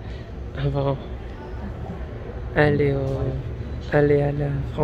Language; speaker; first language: French; non-native, learner; Korean